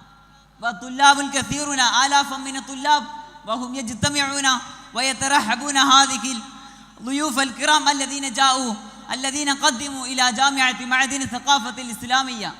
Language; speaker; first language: Arabic; non-native, learner; Malayalam